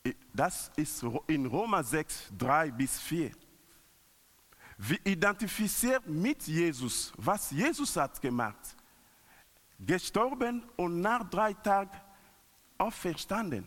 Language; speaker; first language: German; non-native, learner; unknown